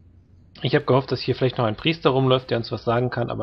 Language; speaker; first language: German; native; German